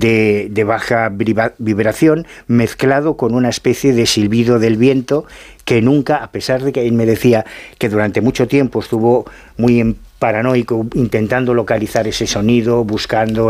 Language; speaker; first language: Spanish; native; Spanish